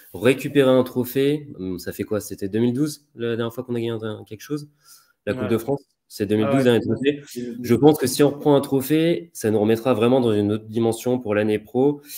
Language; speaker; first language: French; native; French